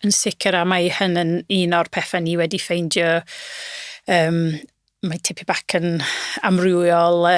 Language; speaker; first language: Welsh; non-native, local second language; English